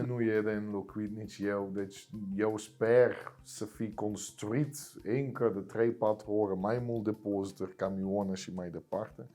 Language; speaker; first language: Romanian; non-native, fluent; Dutch